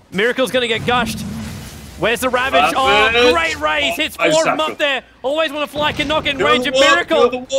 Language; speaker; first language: English; native; English